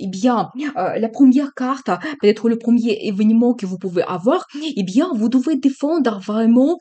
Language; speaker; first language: French; non-native, fluent; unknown